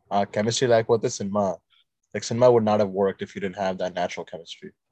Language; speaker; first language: English; early bilingual, other home language; Telugu